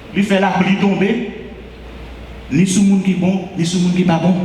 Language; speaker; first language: French; non-native, local second language; Haitian Creole